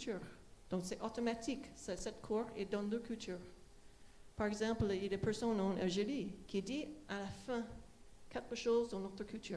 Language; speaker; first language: French; non-native, fluent; English